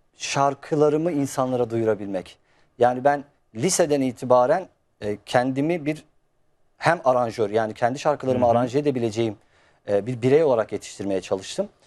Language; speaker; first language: Turkish; native; Turkish